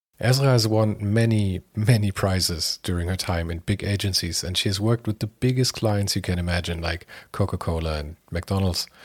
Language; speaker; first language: English; non-native, fluent; German